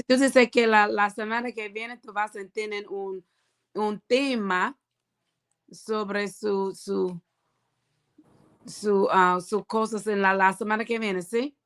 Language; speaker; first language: Spanish; non-native, learner; English